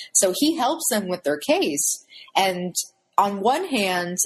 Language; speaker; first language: English; native; English